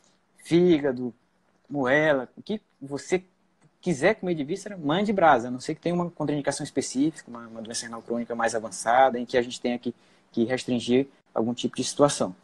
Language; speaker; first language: Portuguese; native; Portuguese